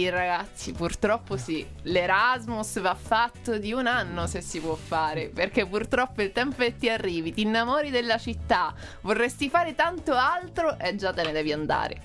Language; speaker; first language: Italian; native; Italian